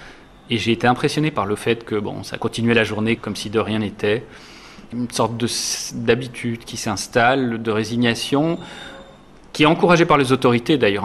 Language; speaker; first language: French; native; French